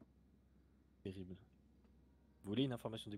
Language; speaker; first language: French; native; French